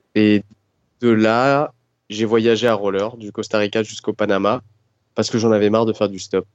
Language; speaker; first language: French; native; French